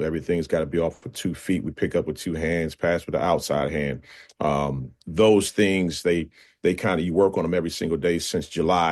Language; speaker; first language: English; native; English